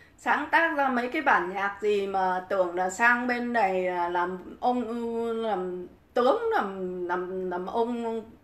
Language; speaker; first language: Vietnamese; native; Vietnamese